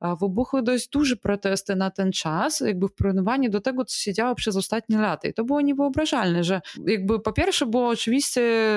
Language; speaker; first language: Polish; non-native, fluent; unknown